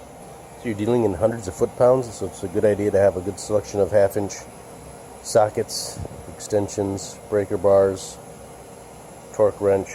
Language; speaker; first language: English; native; English